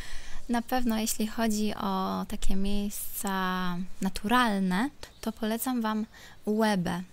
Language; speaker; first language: Polish; non-native, local second language; Ukrainian